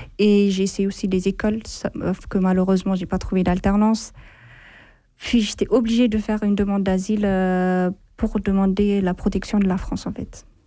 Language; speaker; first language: French; non-native, fluent; Amharic